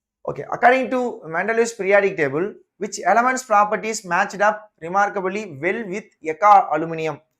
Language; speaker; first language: English; non-native, local second language; Tamil